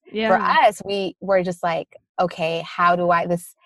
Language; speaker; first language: English; native; English